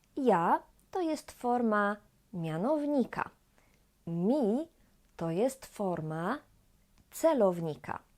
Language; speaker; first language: Polish; native; Polish